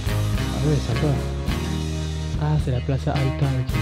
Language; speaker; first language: French; native; French